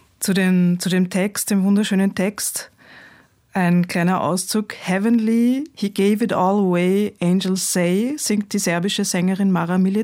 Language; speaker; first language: German; native; German